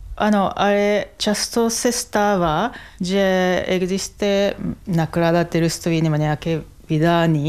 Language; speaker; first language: Czech; non-native, fluent; Japanese